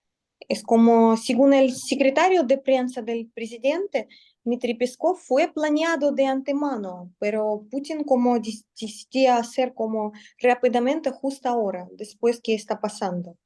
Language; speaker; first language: Spanish; non-native, learner; Russian